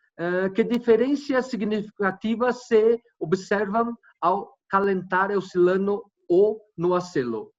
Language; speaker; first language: Spanish; non-native, learner; Portuguese